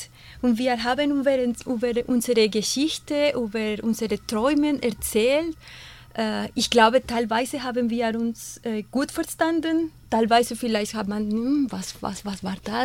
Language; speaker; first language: German; non-native, fluent; Spanish